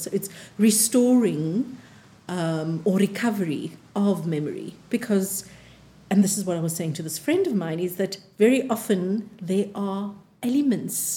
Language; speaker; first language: English; native; English